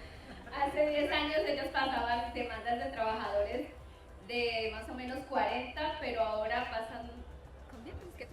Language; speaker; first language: Spanish; native; Spanish